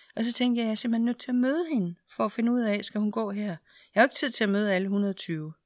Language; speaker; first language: Danish; native; Danish